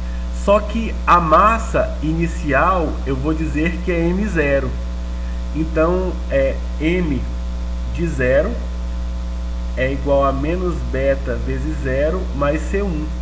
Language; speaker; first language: Portuguese; native; Portuguese